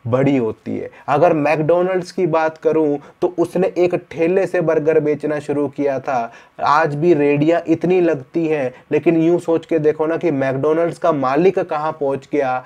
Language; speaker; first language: Hindi; native; Hindi